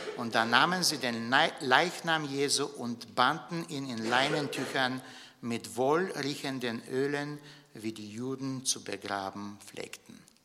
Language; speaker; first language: German; non-native, fluent; Bulgarian